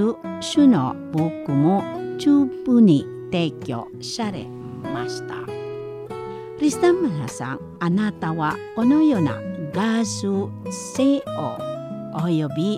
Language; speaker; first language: Japanese; non-native, fluent; Indonesian